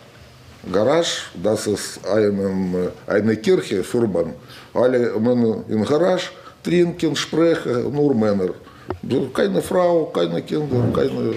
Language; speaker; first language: German; non-native, learner; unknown